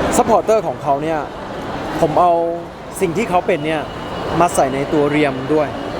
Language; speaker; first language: Thai; early bilingual, heritage; Thai